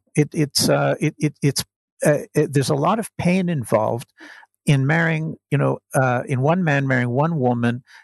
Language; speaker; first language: English; native; English